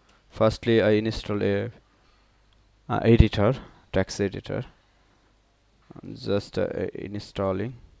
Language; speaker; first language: English; non-native, local second language; Bangla